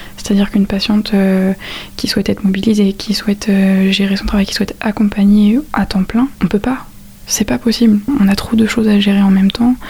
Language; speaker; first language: French; native; French